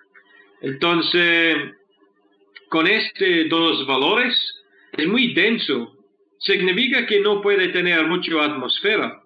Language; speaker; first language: Spanish; non-native, fluent; English